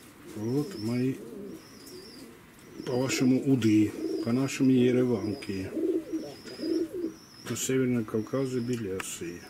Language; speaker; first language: Russian; non-native, local second language; Georgian